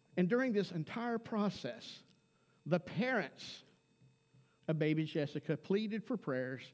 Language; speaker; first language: English; native; English